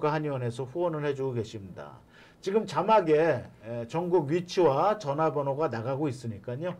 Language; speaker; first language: Korean; native; Korean